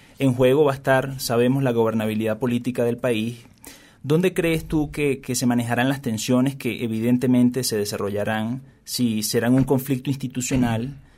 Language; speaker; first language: Spanish; native; Spanish